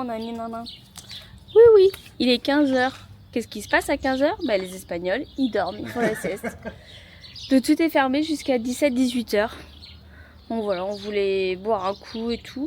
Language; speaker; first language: French; native; French